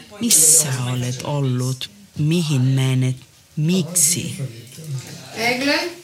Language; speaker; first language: Finnish; non-native, learner; Italian